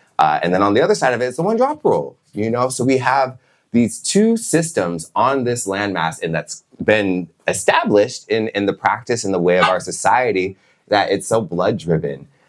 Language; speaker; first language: English; native; English